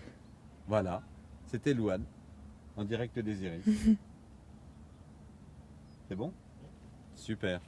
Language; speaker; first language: French; native; French